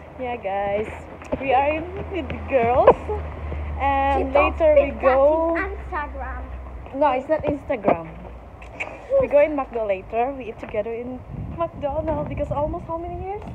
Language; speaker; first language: English; non-native, local second language; Filipino